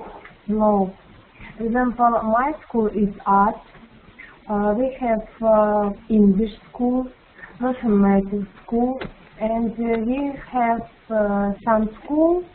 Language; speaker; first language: English; non-native, learner; Russian